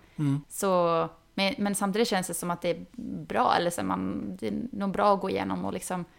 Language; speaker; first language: Swedish; native; Swedish